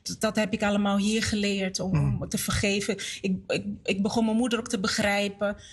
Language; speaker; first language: Dutch; non-native, fluent; Portuguese